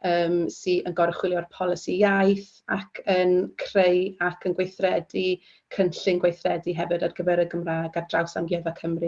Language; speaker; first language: Welsh; native; Welsh